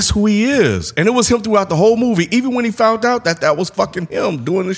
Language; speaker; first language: English; native; English